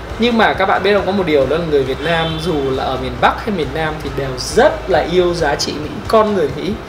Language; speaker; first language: Vietnamese; native; Vietnamese